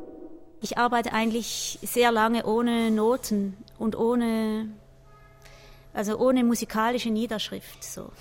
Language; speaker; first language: German; native; German